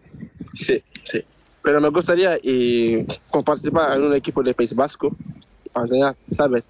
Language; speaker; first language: Spanish; non-native, learner; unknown